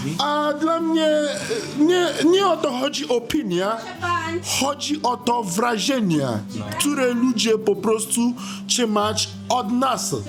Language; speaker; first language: Polish; non-native, learner; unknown